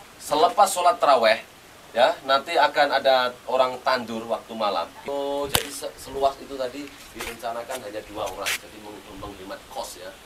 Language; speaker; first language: Indonesian; non-native, local second language; Javanese